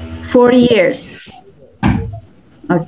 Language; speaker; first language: English; non-native, fluent; Indonesian